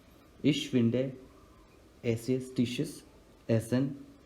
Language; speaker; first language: German; non-native, learner; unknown